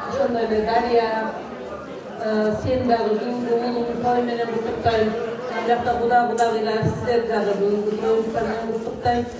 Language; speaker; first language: Kyrgyz; native; Kyrgyz